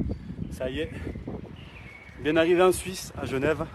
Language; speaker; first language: French; native; French